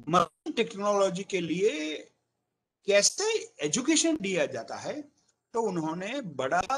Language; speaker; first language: Hindi; non-native, local second language; Gujarati